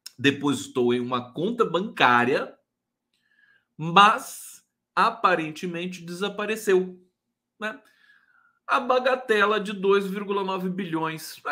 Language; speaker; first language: Portuguese; native; Portuguese